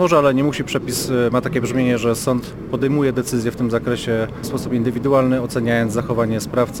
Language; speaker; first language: Polish; native; Polish